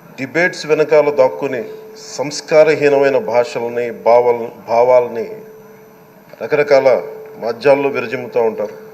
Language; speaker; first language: Telugu; native; Telugu